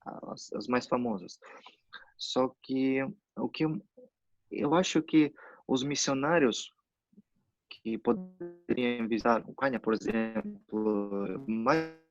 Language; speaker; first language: Portuguese; non-native, fluent; Russian